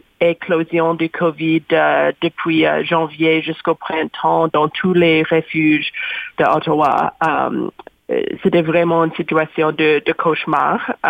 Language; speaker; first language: French; non-native, learner; English